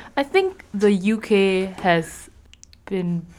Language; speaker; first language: English; native; English